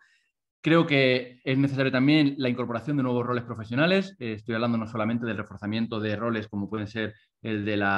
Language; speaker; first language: Spanish; native; Spanish